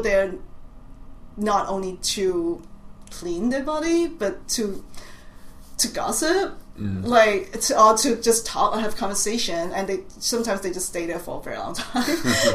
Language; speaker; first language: English; non-native, local second language; Cantonese